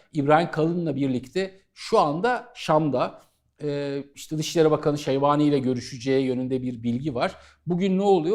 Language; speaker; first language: Turkish; native; Turkish